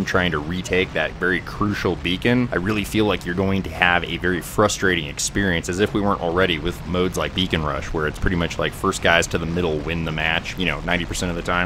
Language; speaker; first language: English; native; English